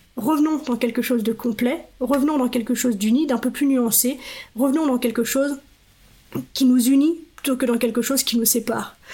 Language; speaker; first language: French; native; French